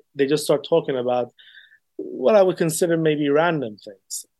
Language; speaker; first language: English; native; English